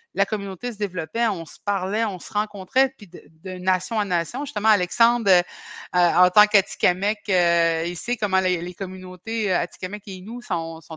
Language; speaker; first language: French; native; French